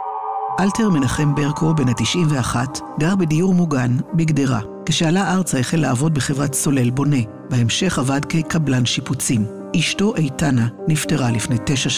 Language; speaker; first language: Hebrew; native; Hebrew